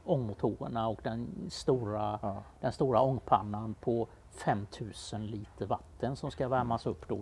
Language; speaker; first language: Swedish; native; Swedish